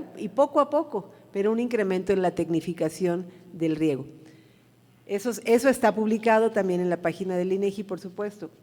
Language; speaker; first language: Spanish; native; Spanish